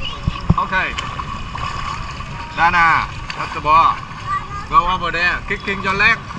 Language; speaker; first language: English; non-native, learner; Vietnamese